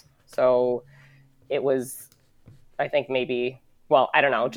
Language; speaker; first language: English; native; English